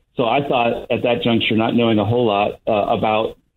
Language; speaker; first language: English; native; English